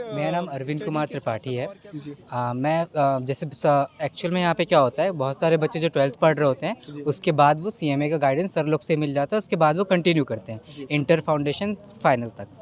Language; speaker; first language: Hindi; native; Hindi